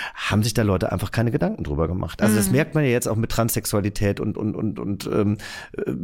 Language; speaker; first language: German; native; German